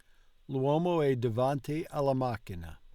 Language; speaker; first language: Italian; non-native, learner; English